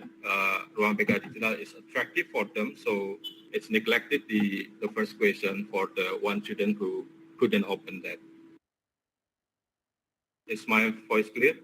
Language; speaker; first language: English; non-native, learner; Indonesian